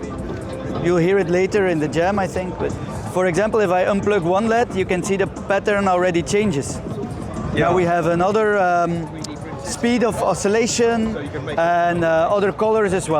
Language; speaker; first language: English; non-native, fluent; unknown